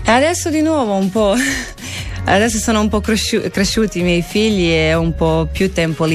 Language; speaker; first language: Italian; non-native, learner; Croatian